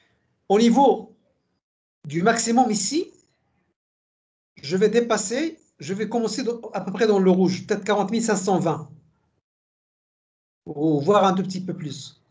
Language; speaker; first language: French; native; French